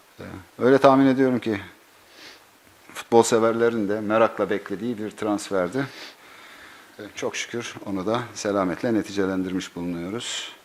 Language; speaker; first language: Turkish; native; Turkish